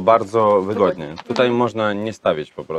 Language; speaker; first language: Polish; non-native, learner; Russian